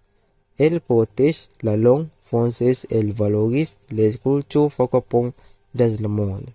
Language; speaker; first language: French; non-native, learner; Malay